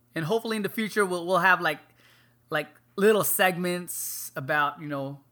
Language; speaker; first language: English; non-native, local second language; Filipino